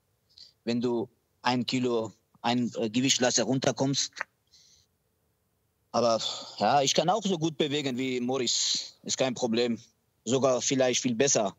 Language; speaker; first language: German; non-native, learner; Georgian